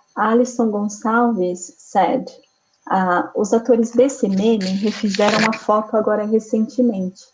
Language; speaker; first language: Portuguese; native; Portuguese